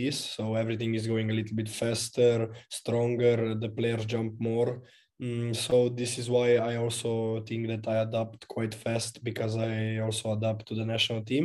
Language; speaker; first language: English; non-native, fluent; Slovenian